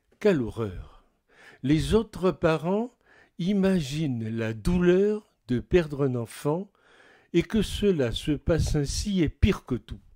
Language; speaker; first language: French; native; French